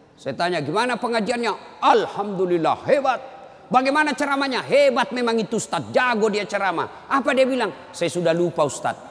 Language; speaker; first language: Indonesian; native; Indonesian